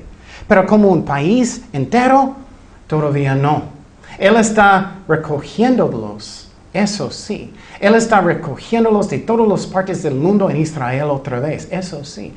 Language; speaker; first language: Spanish; non-native, fluent; English